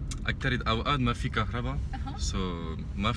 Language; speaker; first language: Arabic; non-native, learner; French